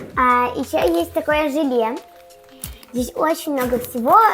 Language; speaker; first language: Russian; native; Russian